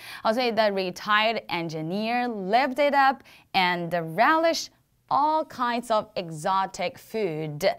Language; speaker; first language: English; non-native, fluent; Chinese